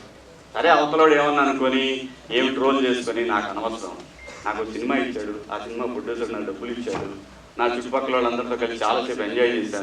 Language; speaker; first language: Telugu; native; Telugu